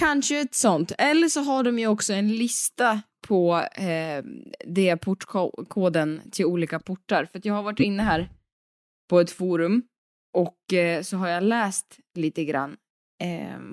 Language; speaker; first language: Swedish; native; Swedish